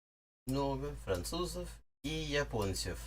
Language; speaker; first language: Russian; non-native, learner; English